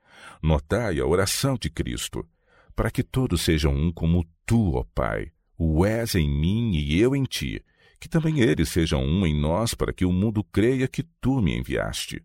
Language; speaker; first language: Portuguese; native; Portuguese